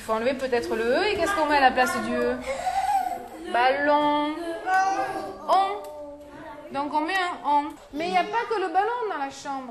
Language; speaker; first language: French; native; French